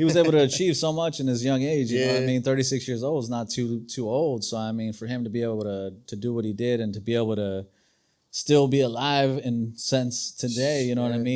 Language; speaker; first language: English; native; English